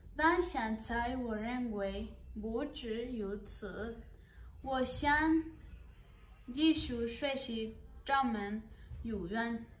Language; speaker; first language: Chinese; non-native, learner; Spanish